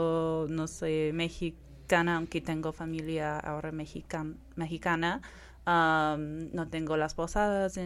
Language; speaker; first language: Spanish; non-native, fluent; English